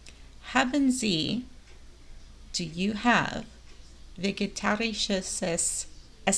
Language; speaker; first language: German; non-native, learner; English